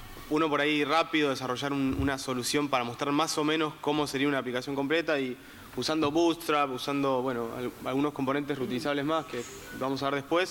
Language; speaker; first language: Spanish; native; Spanish